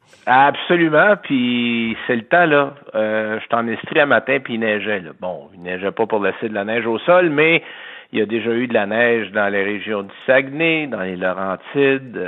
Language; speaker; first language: French; native; French